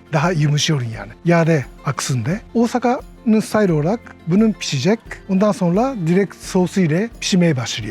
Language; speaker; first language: Turkish; non-native, learner; Japanese